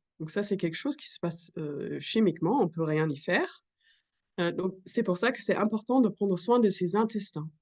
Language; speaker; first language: French; non-native, fluent; German